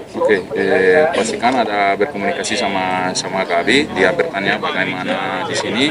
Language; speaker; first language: Indonesian; non-native, fluent; Portuguese